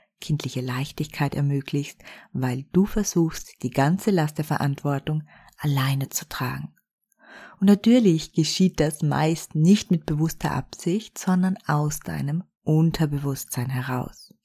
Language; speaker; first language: German; native; German